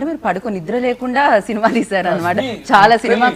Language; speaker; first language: Telugu; native; Telugu